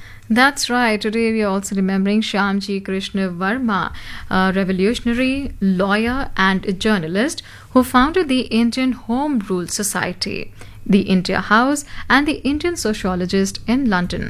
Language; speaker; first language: English; non-native, local second language; Hindi